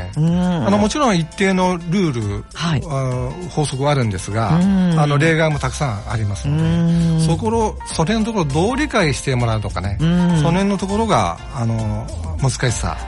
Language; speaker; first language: Japanese; native; Japanese